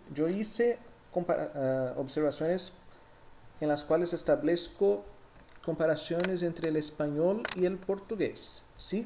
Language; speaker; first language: Spanish; non-native, fluent; Portuguese